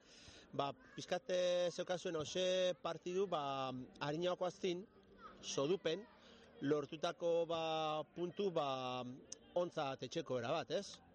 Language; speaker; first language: Basque; native; Basque